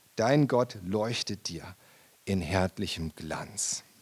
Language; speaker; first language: German; native; German